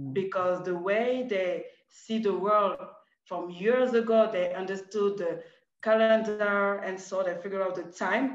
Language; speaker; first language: English; non-native, fluent; French